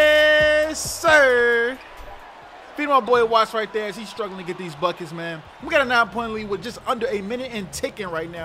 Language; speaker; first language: English; native; English